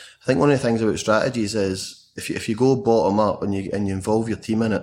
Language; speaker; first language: English; native; English